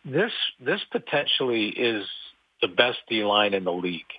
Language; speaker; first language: English; native; English